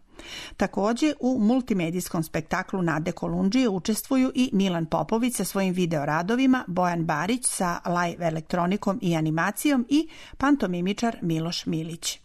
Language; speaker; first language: Serbian; native; Serbian